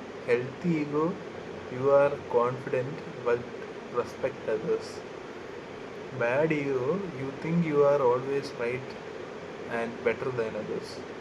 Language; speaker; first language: English; non-native, local second language; Malayalam